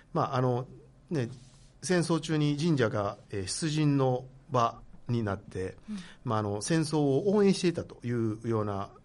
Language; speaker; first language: Japanese; native; Japanese